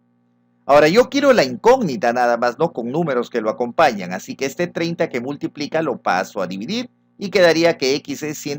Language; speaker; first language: Spanish; native; Spanish